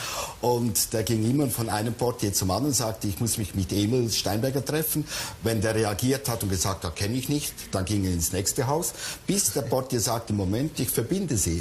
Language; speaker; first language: German; native; German